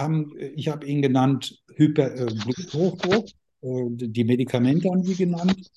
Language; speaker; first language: German; native; German